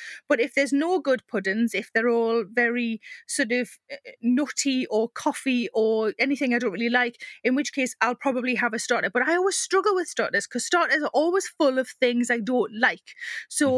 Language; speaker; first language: English; native; English